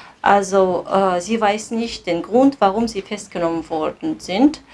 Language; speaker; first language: German; non-native, fluent; Kazakh